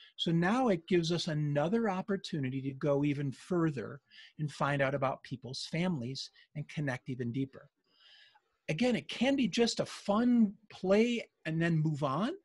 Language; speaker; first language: English; native; English